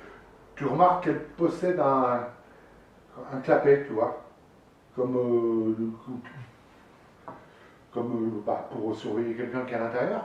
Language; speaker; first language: French; native; French